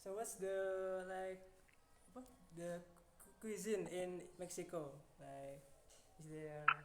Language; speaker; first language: English; non-native, learner; Indonesian